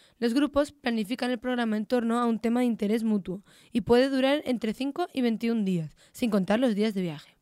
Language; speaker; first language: Spanish; native; Spanish